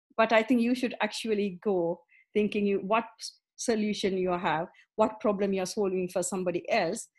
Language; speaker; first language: English; non-native, local second language; Tamil